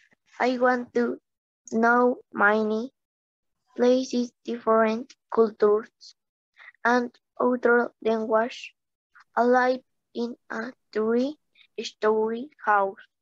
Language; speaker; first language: English; non-native, learner; Spanish